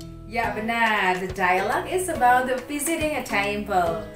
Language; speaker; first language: English; non-native, fluent; Indonesian